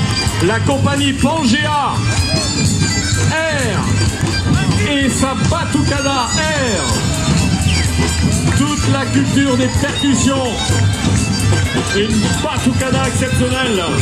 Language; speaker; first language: French; native; French